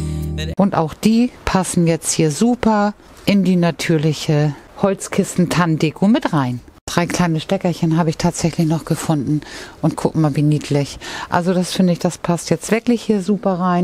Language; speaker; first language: German; native; German